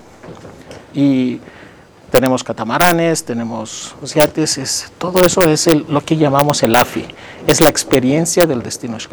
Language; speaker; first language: Spanish; non-native, fluent; Greek